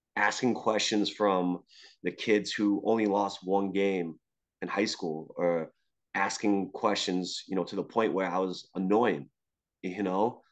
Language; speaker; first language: English; native; English